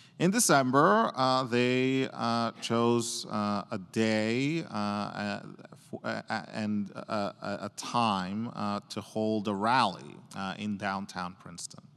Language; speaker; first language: English; early bilingual, other home language; Spanish